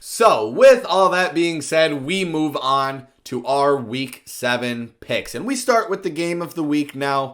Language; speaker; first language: English; native; English